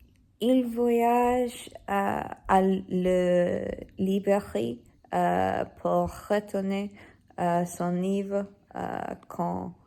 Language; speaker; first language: French; non-native, learner; English